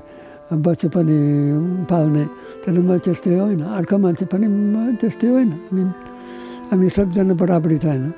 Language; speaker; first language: Nepali; non-native, learner; English